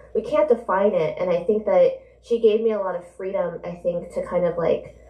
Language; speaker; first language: English; native; English